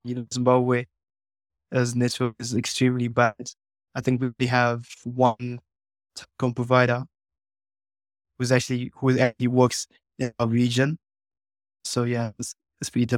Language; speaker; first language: English; non-native, local second language; Shona